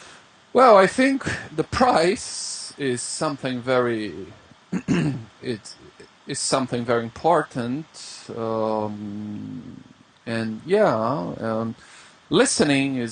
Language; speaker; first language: English; non-native, fluent; Portuguese